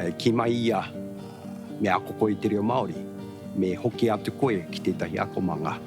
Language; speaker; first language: Māori; non-native, fluent; Japanese